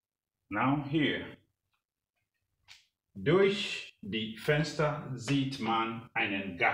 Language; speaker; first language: German; non-native, learner; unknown